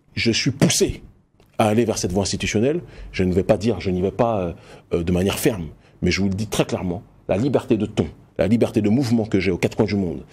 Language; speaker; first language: French; native; French